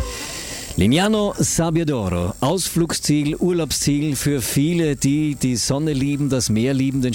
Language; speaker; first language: German; native; German